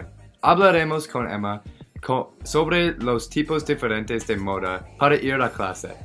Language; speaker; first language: Spanish; non-native, learner; English